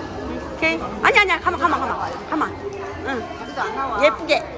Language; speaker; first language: Korean; native; Korean